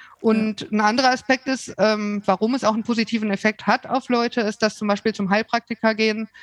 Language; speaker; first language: German; native; German